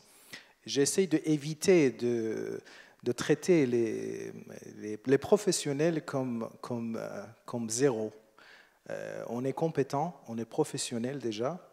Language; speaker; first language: French; non-native, fluent; Persian